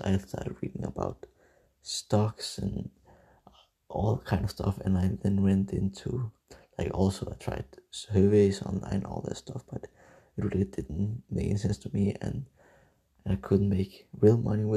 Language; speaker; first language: English; non-native, fluent; Danish